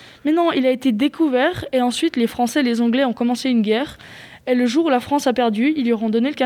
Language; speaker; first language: French; native; French